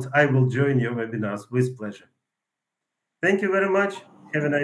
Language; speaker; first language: English; non-native, fluent; Ukrainian